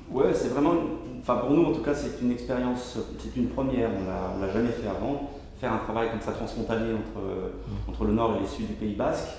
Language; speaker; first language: French; native; French